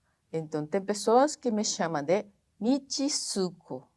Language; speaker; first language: Portuguese; non-native, fluent; Japanese